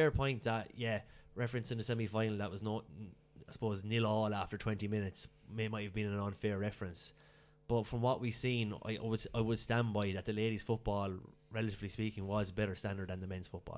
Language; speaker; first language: English; native; English